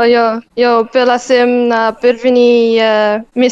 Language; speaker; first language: Czech; non-native, learner; Arabic